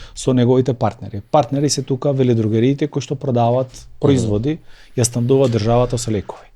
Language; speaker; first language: Macedonian; non-native, local second language; Albanian